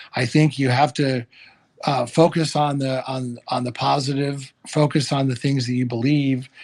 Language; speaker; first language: English; native; English